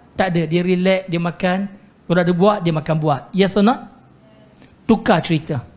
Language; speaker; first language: Malay; non-native, local second language; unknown